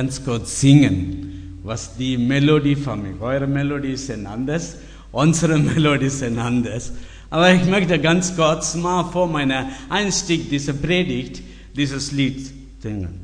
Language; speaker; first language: German; non-native, learner; Tamil